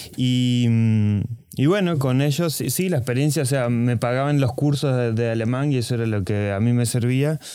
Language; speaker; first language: Spanish; native; Spanish